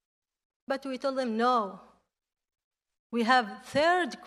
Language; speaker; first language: English; non-native, fluent; Arabic